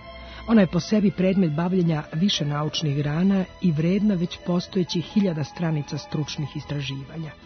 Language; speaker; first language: Serbian; native; Serbian